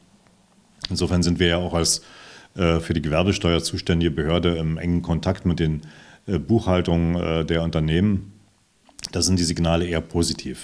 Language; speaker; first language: German; native; German